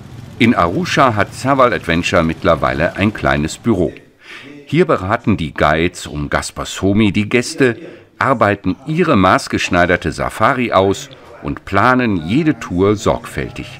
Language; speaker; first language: German; native; German